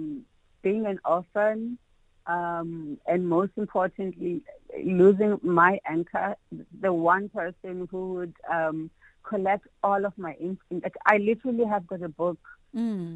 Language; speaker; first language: English; non-native, local second language; Xhosa